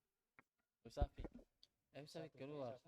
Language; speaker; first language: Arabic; non-native, learner; Indonesian